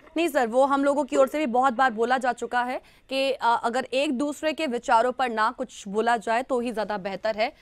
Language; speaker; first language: Hindi; native; Hindi